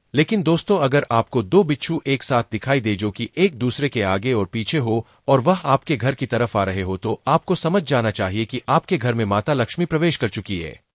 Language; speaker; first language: Hindi; non-native, local second language; Gujarati